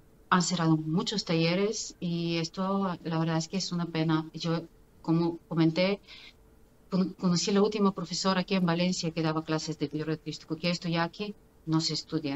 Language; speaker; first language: Spanish; non-native, fluent; Bulgarian